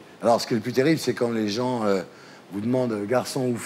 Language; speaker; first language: French; native; French